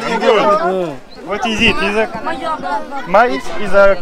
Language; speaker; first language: English; non-native, learner; French